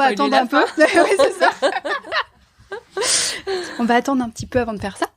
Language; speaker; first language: French; native; French